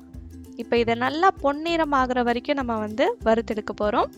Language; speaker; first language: Tamil; native; Tamil